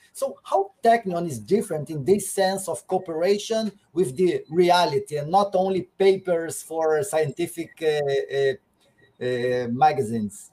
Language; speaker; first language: English; non-native, fluent; Portuguese